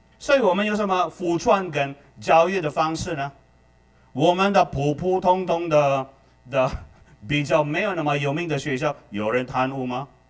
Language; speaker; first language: Chinese; non-native, fluent; Filipino